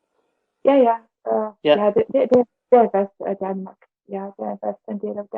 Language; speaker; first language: Danish; non-native, learner; Russian